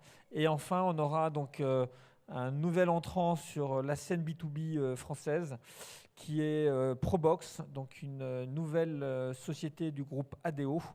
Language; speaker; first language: French; native; French